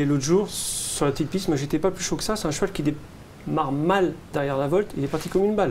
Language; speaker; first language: French; native; French